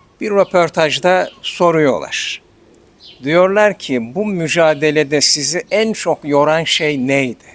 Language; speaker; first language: Turkish; native; Turkish